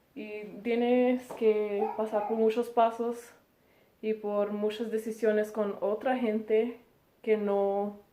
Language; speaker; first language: Spanish; early bilingual, heritage; Spanish